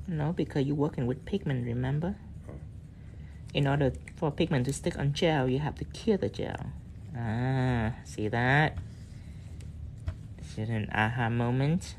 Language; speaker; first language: English; non-native, fluent; Vietnamese